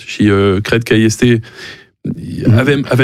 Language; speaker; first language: Romanian; non-native, learner; French